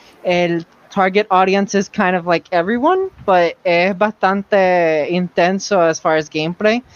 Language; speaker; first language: English; non-native, local second language; Spanish